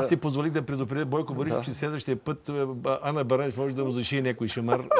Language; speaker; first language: Bulgarian; native; Bulgarian